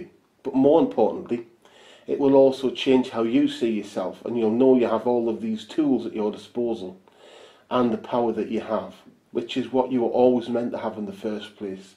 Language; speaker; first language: English; native; English